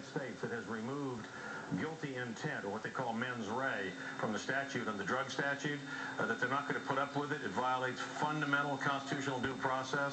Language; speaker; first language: English; native; English